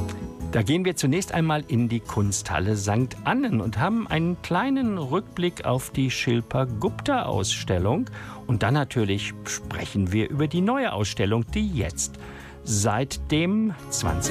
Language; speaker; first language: German; native; German